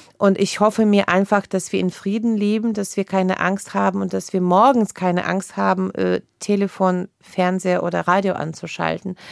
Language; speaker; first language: German; non-native, fluent; Russian